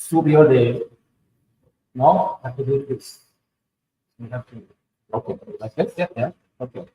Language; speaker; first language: Spanish; non-native, fluent; English